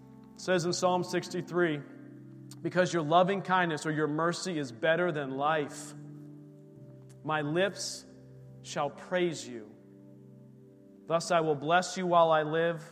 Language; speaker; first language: English; native; English